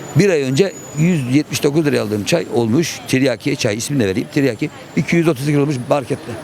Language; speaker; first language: Turkish; native; Turkish